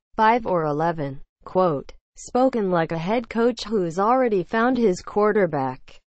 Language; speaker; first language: English; native; English